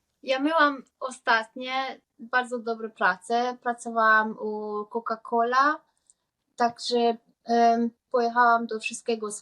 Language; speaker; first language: Polish; non-native, learner; Hungarian